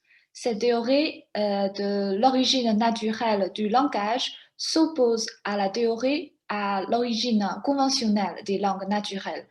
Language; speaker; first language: French; non-native, fluent; Chinese